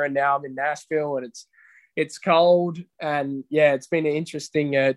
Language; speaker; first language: English; native; English